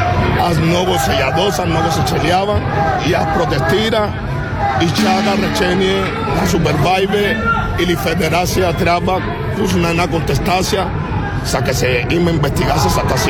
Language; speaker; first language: Bulgarian; non-native, learner; Spanish